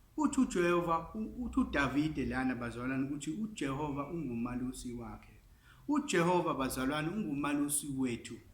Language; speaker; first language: Zulu; non-native, local second language; English